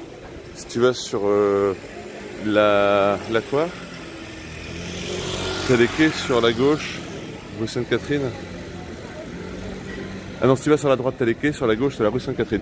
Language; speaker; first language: French; native; French